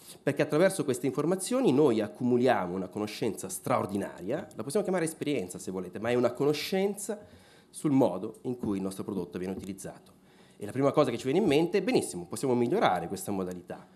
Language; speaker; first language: Italian; native; Italian